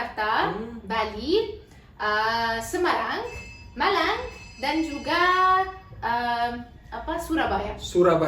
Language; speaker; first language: Indonesian; non-native, learner; Arabic